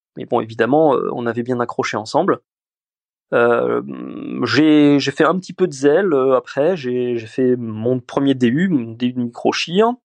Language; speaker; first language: French; early bilingual, other home language; Romanian